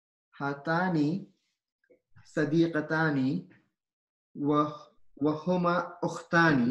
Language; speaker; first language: Arabic; non-native, learner; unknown